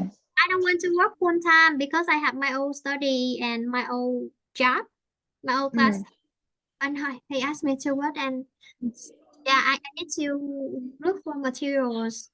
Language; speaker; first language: English; non-native, fluent; Vietnamese